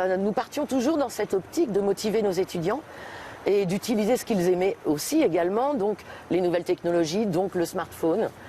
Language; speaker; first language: French; native; French